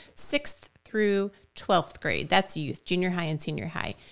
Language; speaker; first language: English; native; English